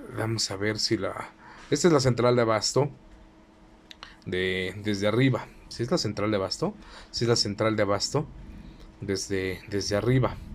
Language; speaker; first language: Spanish; native; Spanish